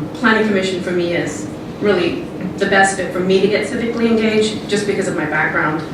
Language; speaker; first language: English; native; English